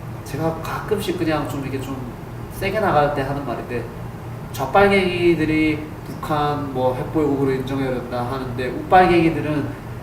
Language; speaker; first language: Korean; native; Korean